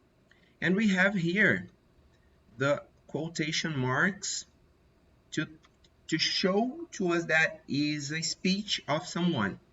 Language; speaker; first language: English; non-native, fluent; Portuguese